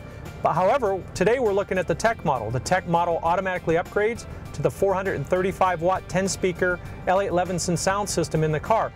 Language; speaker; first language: English; native; English